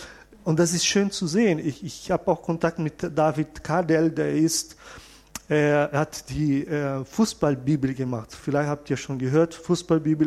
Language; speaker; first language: German; non-native, fluent; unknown